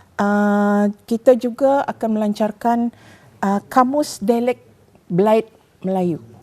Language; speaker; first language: Malay; native; Malay